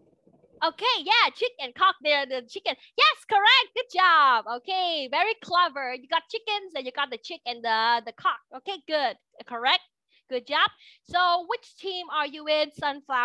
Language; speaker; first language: English; non-native, fluent; Vietnamese